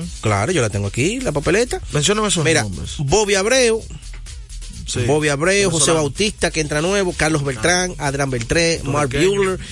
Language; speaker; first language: Spanish; native; Spanish